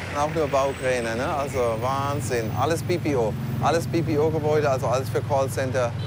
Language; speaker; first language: German; native; German